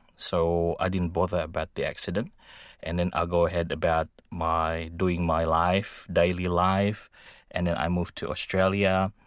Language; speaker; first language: English; non-native, fluent; Indonesian